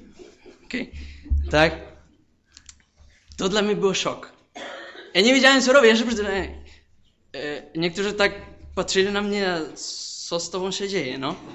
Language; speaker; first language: Polish; non-native, fluent; Spanish